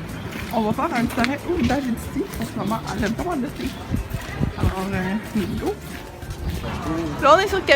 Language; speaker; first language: French; native; French